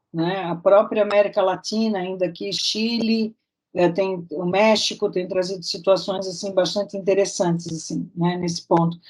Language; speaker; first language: Portuguese; native; Portuguese